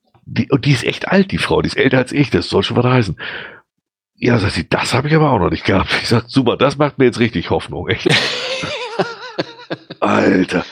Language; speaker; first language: German; native; German